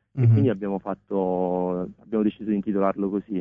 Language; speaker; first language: Italian; native; Italian